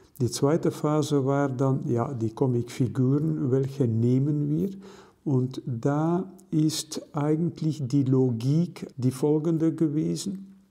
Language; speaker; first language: German; non-native, local second language; Dutch